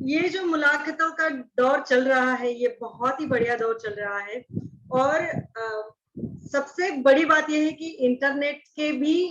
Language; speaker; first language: Hindi; non-native, local second language; Marathi